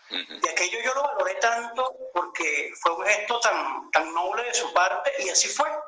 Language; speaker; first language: Spanish; native; Spanish